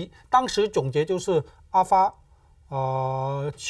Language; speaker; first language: Chinese; native; Chinese